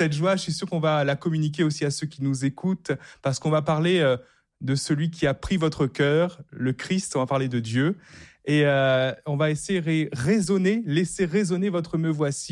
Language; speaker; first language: French; native; French